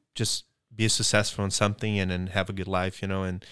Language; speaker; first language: English; non-native, fluent; Portuguese